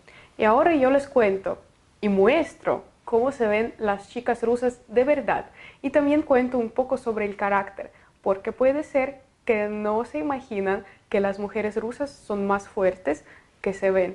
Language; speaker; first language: Spanish; non-native, fluent; Russian